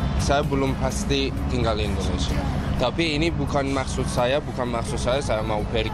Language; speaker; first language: Indonesian; non-native, learner; Persian